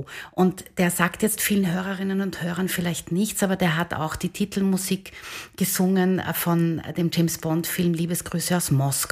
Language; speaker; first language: German; native; German